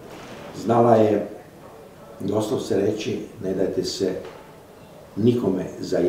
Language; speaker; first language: Croatian; native; Croatian